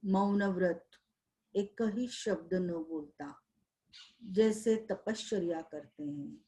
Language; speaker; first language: Hindi; non-native, local second language; Marathi